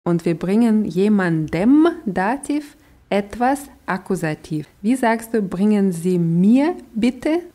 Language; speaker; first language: German; non-native, fluent; Russian